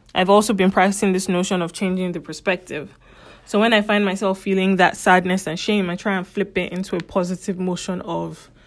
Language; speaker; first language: English; native; English